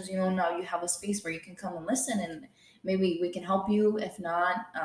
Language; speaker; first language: English; non-native, fluent; Spanish